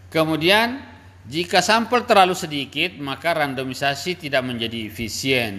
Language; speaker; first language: Indonesian; native; Indonesian